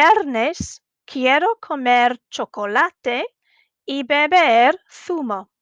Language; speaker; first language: Spanish; non-native, fluent; English